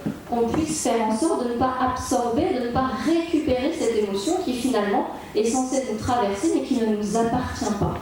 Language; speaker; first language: French; native; French